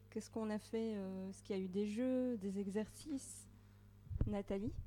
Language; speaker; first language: French; native; French